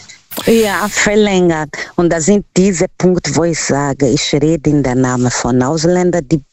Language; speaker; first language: German; non-native, learner; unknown